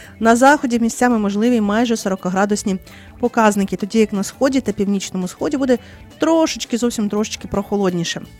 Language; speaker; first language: Ukrainian; native; Ukrainian